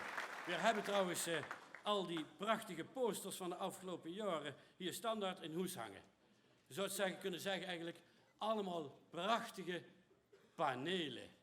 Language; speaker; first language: Dutch; native; Dutch